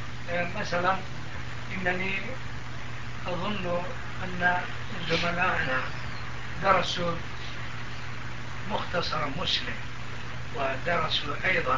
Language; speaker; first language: Arabic; non-native, fluent; Turkish